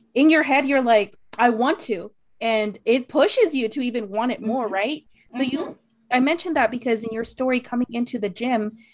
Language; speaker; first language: English; native; English